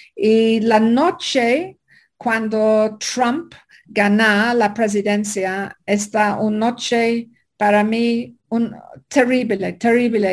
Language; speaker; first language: Spanish; non-native, learner; English